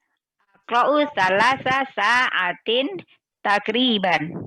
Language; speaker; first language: Arabic; non-native, learner; Indonesian